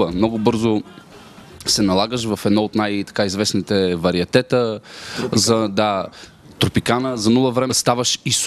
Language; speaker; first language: Bulgarian; native; Bulgarian